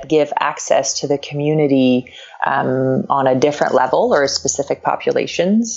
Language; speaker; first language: English; non-native, fluent; French